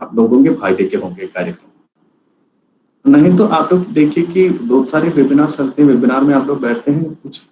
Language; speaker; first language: Hindi; non-native, local second language; Malayalam